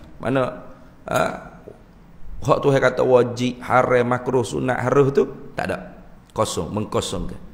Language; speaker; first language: Malay; native; Malay